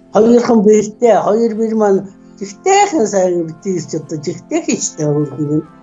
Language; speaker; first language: Mongolian; native; Mongolian